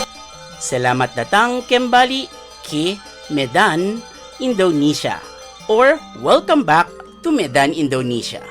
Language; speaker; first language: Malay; non-native, learner; Filipino